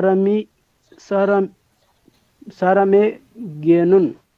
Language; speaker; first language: Korean; non-native, learner; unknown